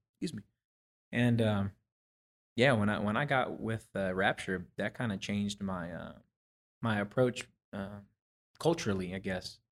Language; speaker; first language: English; native; English